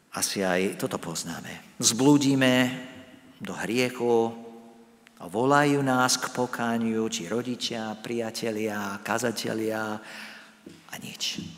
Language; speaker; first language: Slovak; non-native, fluent; English